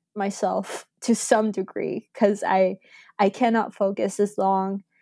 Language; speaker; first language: English; early bilingual, other home language; Spanish